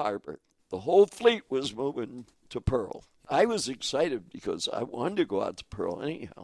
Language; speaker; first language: English; native; English